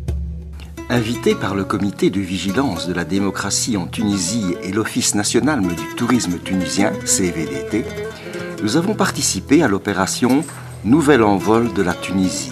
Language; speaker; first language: French; native; French